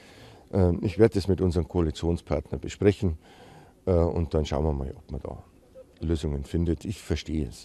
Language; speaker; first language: German; native; German